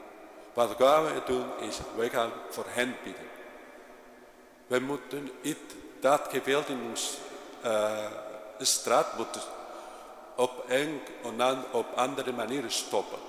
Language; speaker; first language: Dutch; non-native, fluent; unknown